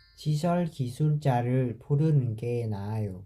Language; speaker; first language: Korean; non-native, learner; Lao